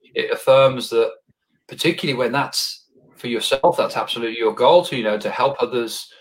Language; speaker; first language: English; native; English